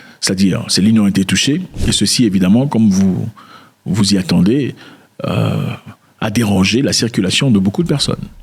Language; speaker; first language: French; non-native, local second language; Lingala